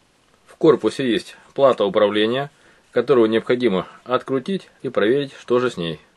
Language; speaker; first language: Russian; native; Russian